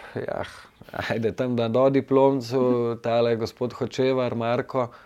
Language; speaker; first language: Slovenian; native; Slovenian